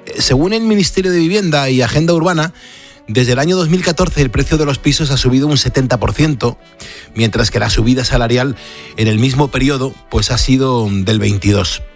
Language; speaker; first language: Spanish; native; Spanish